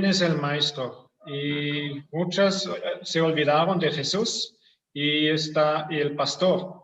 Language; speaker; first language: Spanish; non-native, fluent; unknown